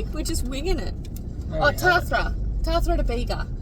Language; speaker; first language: English; native; English